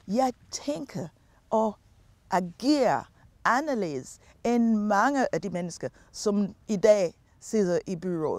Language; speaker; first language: Danish; non-native, fluent; English